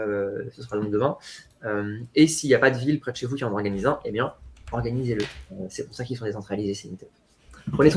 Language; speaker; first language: French; native; French